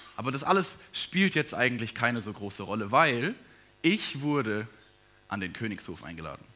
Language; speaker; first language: German; native; German